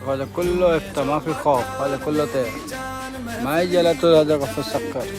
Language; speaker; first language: Arabic; non-native, learner; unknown